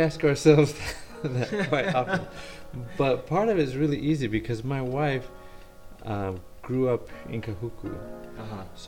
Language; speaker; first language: English; early bilingual, other home language; Spanish